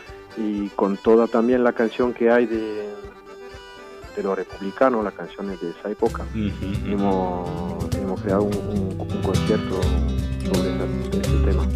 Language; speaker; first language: Spanish; early bilingual, heritage; French